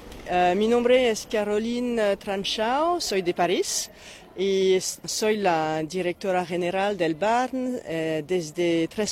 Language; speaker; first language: Spanish; non-native, fluent; French